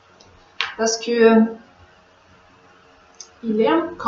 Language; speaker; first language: French; non-native, learner; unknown